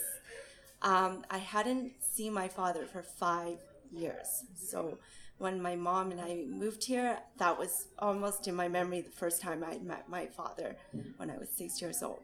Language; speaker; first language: English; native; English